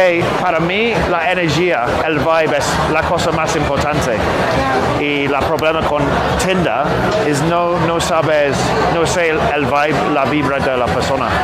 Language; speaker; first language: Spanish; non-native, learner; English